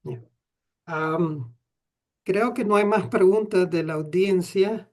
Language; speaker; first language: Spanish; non-native, fluent; English